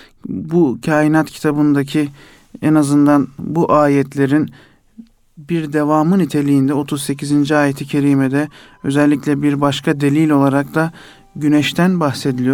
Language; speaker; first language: Turkish; native; Turkish